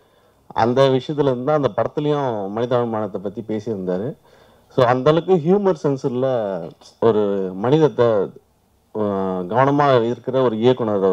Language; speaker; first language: Tamil; native; Tamil